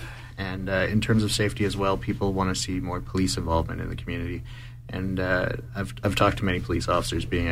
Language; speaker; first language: English; native; English